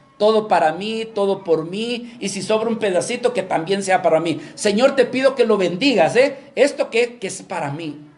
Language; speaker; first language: Spanish; native; Spanish